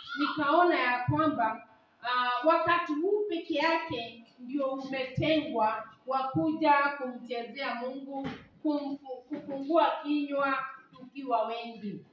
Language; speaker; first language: Swahili; non-native, local second language; Kikuyu